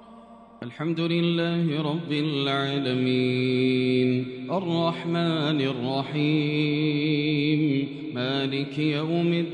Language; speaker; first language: Arabic; native; Arabic